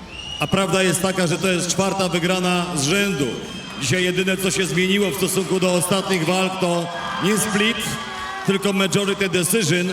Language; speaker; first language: Polish; native; Polish